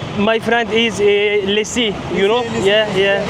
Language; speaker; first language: English; non-native, learner; Turkish